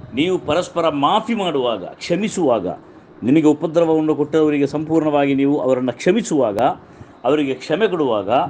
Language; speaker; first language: Kannada; non-native, local second language; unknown